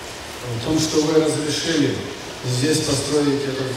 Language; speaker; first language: Russian; native; Russian